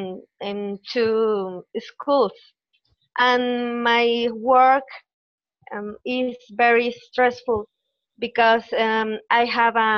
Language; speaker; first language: English; non-native, learner; Spanish